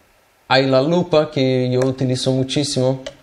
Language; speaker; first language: Spanish; non-native, fluent; Portuguese